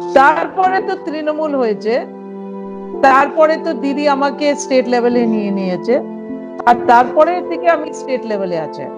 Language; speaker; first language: Bangla; non-native, local second language; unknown